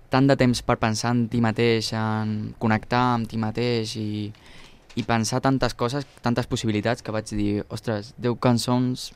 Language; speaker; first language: Catalan; non-native, local second language; Spanish